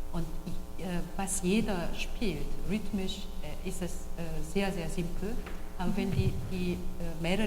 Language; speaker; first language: German; non-native, fluent; Korean